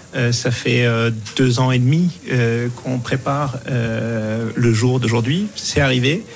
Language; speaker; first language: French; non-native, local second language; Arabic